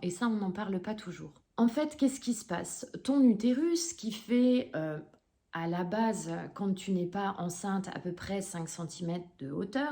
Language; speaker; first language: French; native; French